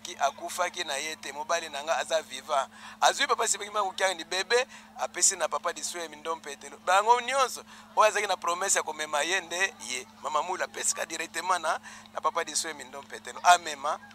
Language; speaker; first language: Lingala; non-native, local second language; Kongo